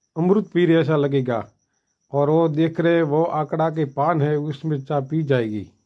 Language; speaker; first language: Hindi; non-native, local second language; Gujarati